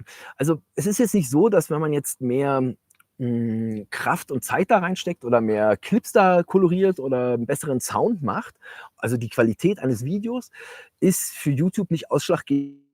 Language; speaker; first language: German; native; German